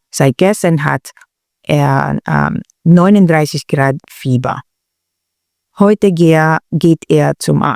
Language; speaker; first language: German; non-native, learner; Filipino